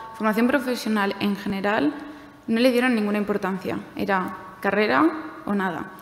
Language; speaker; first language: Spanish; non-native, fluent; German